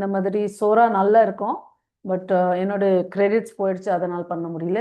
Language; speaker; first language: Tamil; non-native, fluent; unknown